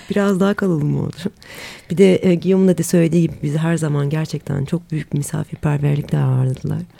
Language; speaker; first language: Turkish; native; Turkish